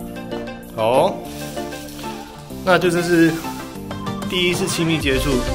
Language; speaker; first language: Chinese; native; Chinese